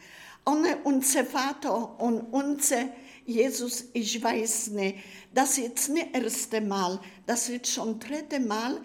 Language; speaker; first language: German; non-native, learner; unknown